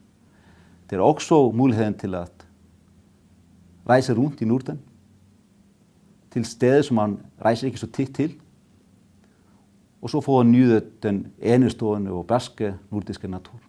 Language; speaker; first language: Danish; non-native, fluent; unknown